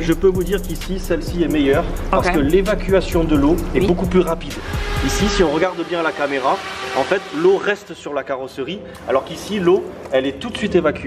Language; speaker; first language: French; native; French